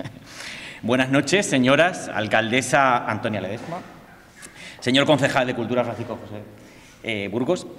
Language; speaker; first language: Spanish; native; Spanish